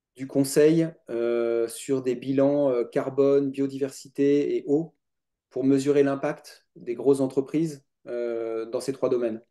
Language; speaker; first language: French; native; French